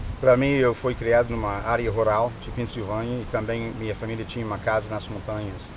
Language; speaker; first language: Portuguese; non-native, fluent; English